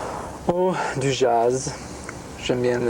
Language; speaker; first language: French; non-native, fluent; English